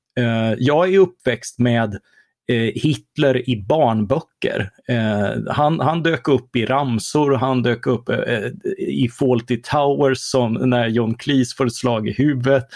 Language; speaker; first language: Swedish; native; Swedish